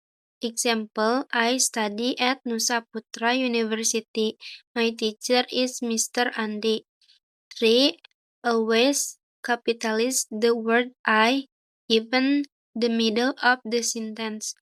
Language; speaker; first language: English; non-native, learner; Indonesian